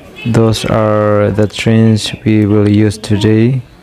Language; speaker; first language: English; non-native, fluent; Indonesian